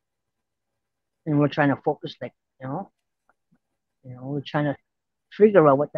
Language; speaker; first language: English; native; English